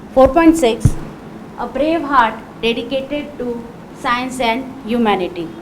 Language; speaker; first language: English; non-native, local second language; Marathi